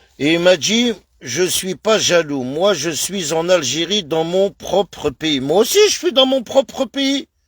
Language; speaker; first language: French; native; French